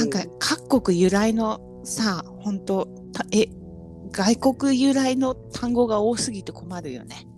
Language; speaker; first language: Japanese; native; Japanese